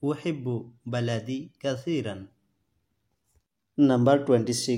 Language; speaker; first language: Arabic; non-native, fluent; Assamese